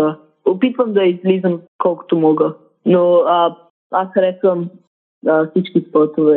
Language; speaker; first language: Bulgarian; early bilingual, heritage; English